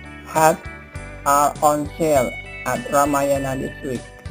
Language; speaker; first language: English; non-native, fluent; Indonesian